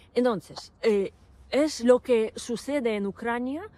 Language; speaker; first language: Spanish; non-native, fluent; Ukrainian